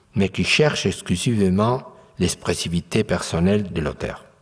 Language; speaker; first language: French; non-native, fluent; Spanish